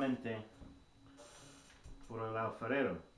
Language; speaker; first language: Spanish; non-native, learner; English